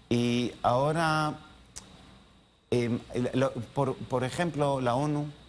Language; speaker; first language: Spanish; non-native, learner; Hebrew